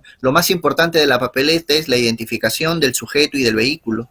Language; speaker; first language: Spanish; native; Spanish